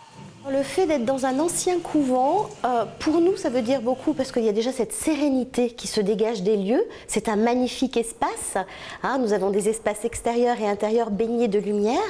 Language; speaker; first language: French; native; French